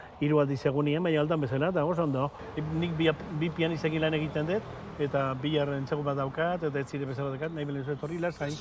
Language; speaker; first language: Basque; native; Basque